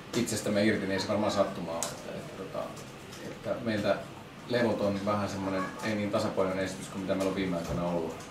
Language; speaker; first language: Finnish; native; Finnish